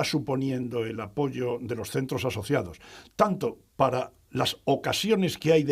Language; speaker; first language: Spanish; native; Spanish